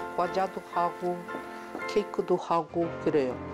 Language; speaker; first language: Korean; non-native, learner; Russian